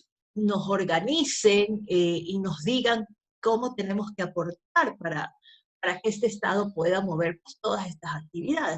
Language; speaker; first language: Spanish; native; Spanish